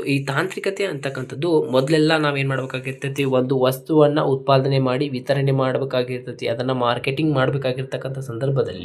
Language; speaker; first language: Kannada; native; Kannada